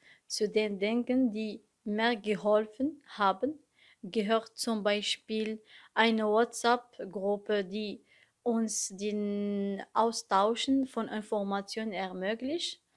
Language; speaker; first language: German; non-native, learner; Arabic